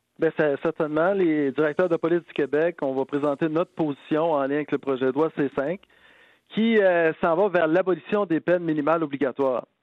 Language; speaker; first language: French; native; French